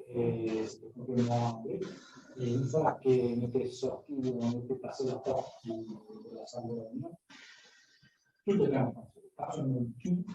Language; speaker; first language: French; non-native, fluent; Spanish